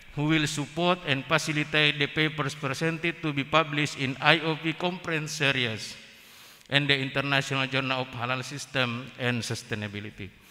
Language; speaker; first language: English; non-native, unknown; Indonesian